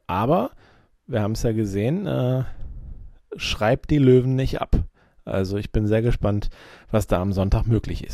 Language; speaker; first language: German; native; German